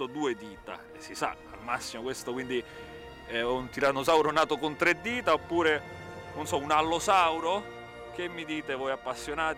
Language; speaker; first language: Italian; native; Italian